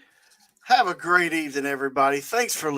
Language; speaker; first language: English; native; English